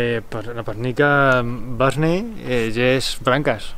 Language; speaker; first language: Polish; non-native, learner; Spanish